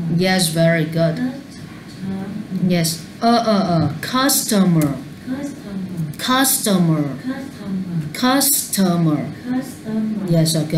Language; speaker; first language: English; non-native, learner; Vietnamese